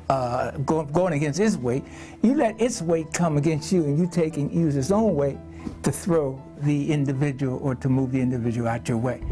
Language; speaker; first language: English; native; English